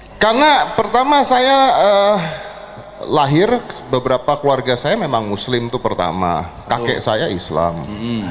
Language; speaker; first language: Indonesian; native; Indonesian